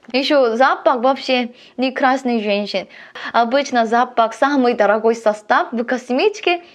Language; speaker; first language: Russian; non-native, learner; Korean